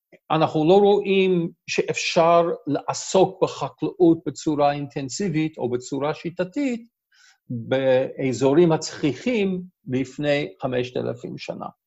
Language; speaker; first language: Hebrew; non-native, fluent; English